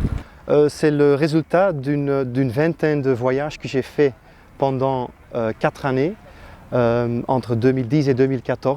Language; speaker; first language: French; non-native, local second language; Dutch